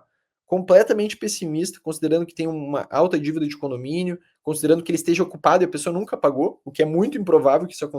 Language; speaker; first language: Portuguese; native; Portuguese